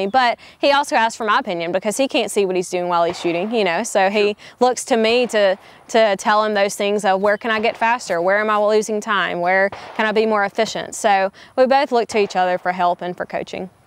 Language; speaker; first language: English; native; English